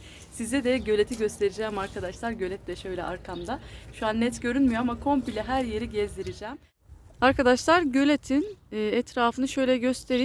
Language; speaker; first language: Turkish; native; Turkish